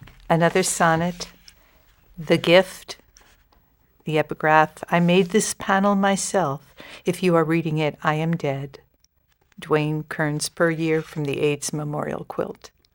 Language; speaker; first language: English; native; English